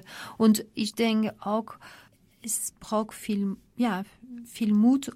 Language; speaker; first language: German; non-native, fluent; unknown